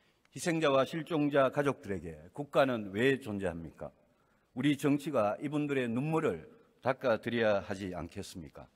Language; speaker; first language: Korean; native; Korean